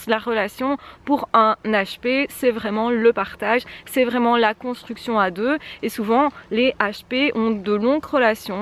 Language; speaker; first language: French; native; French